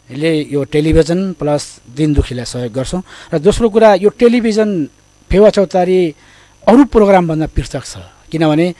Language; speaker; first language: Nepali; native; Nepali